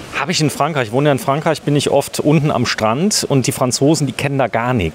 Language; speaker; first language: German; native; German